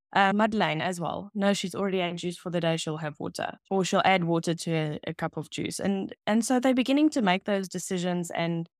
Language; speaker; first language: English; non-native, local second language; Afrikaans